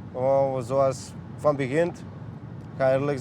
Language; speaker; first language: Dutch; non-native, learner; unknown